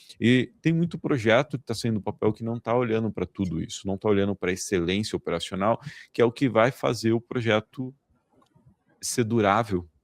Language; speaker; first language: Portuguese; native; Portuguese